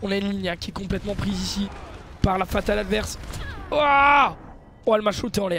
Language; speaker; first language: French; native; French